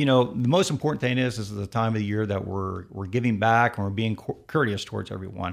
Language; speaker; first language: English; native; English